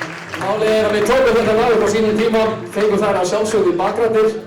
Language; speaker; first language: Icelandic; native; Icelandic